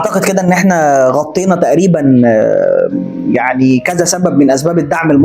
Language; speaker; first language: Arabic; native; Arabic